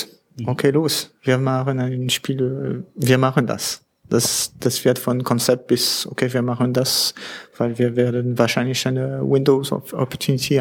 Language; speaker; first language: German; non-native, learner; French